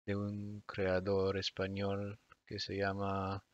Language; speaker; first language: Spanish; non-native, learner; French